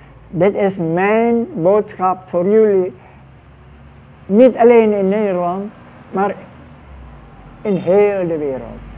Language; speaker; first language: Dutch; non-native, fluent; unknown